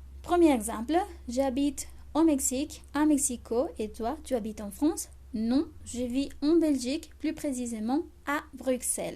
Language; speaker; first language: French; non-native, fluent; Spanish